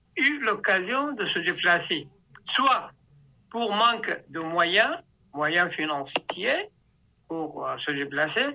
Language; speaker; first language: French; non-native, fluent; Arabic